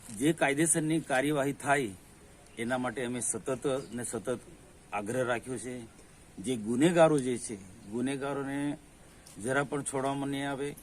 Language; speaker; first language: Gujarati; non-native, local second language; Vasavi